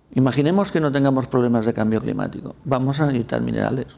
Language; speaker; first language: Spanish; native; Spanish